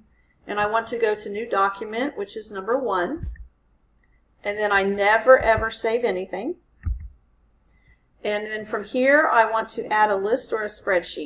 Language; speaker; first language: English; native; English